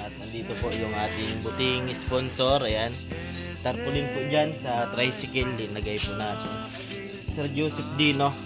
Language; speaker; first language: Filipino; non-native, local second language; Bikol